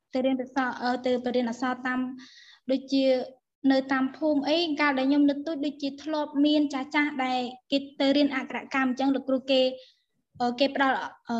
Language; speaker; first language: Khmer; non-native, local second language; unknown